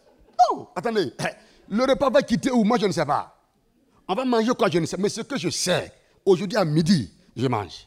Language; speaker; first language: French; non-native, local second language; Mossi